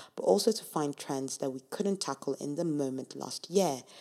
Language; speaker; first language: English; non-native, local second language; Yoruba